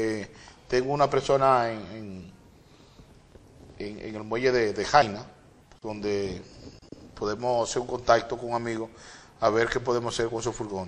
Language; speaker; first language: Spanish; native; Spanish